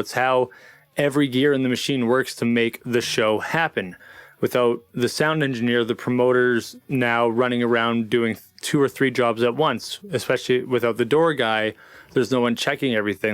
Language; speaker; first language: English; native; English